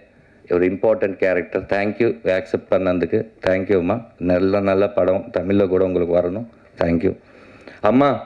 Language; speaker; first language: Tamil; non-native, learner; Telugu